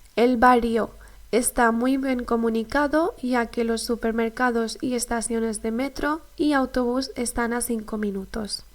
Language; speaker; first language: Spanish; non-native, fluent; Urdu